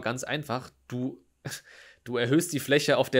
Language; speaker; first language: German; native; German